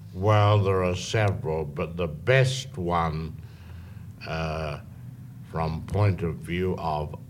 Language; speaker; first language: English; native; English